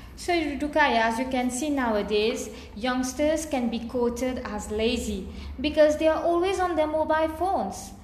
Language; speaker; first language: English; non-native, local second language; Morisyen